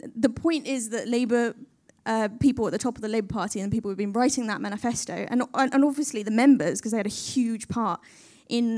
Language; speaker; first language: English; native; English